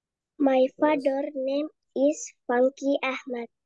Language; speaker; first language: English; non-native, learner; Indonesian